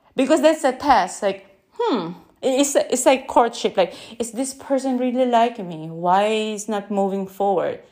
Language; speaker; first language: English; non-native, local second language; Filipino